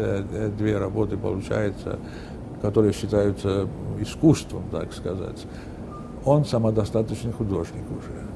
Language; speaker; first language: Russian; non-native, fluent; Armenian